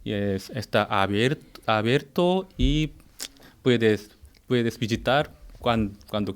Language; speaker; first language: Spanish; non-native, fluent; Korean